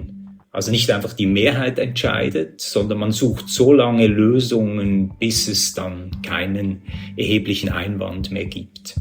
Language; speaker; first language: German; native; German